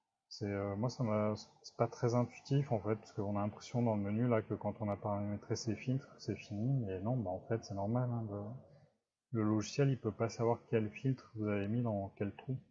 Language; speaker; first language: French; native; French